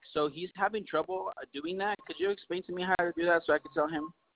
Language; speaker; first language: English; early bilingual, other home language; Spanish